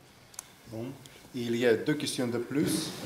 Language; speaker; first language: French; non-native, fluent; Russian